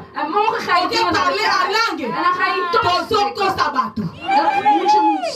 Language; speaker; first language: Dutch; non-native, fluent; Lingala